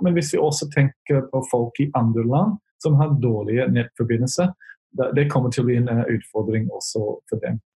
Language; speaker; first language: Norwegian; non-native, fluent; English